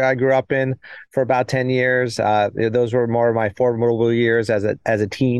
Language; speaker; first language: English; native; English